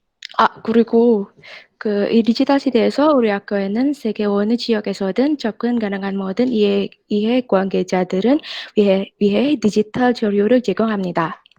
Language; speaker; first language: Korean; non-native, fluent; Indonesian